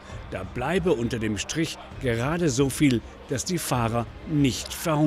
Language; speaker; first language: German; native; German